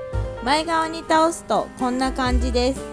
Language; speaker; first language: Japanese; native; Japanese